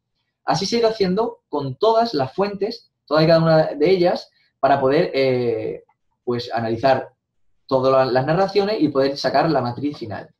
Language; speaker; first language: Spanish; native; Spanish